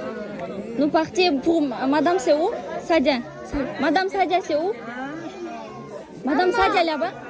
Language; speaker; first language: French; non-native, learner; Kazakh